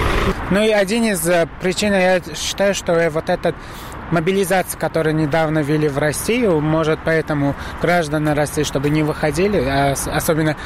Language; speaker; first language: Russian; non-native, fluent; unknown